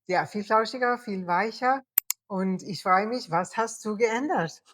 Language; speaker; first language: German; non-native, fluent; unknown